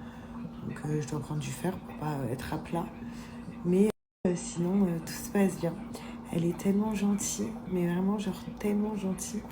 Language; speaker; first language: French; native; French